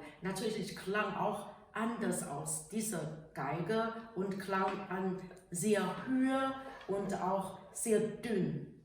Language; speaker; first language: German; non-native, learner; Chinese